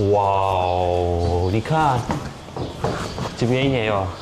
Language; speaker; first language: Chinese; non-native, fluent; Turkish